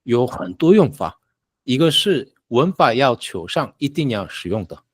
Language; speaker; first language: Chinese; non-native, fluent; Korean